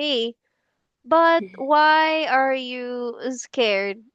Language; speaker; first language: English; non-native, fluent; Filipino